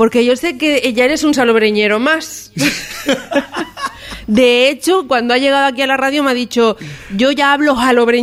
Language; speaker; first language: Spanish; native; Spanish